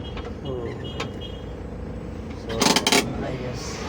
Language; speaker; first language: English; non-native, learner; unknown